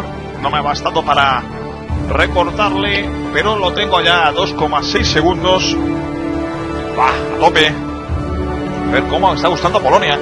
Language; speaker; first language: Spanish; native; Spanish